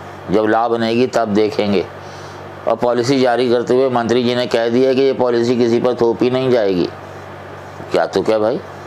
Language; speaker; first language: Hindi; non-native, local second language; Punjabi